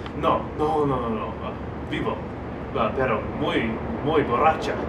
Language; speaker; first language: Spanish; non-native, learner; English